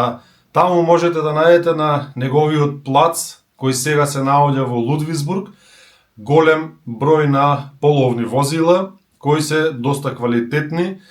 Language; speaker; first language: Macedonian; native; Macedonian